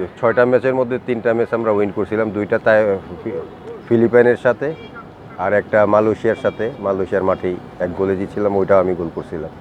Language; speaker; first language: Bangla; native; Bangla